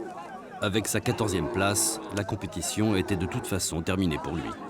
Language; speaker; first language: French; native; French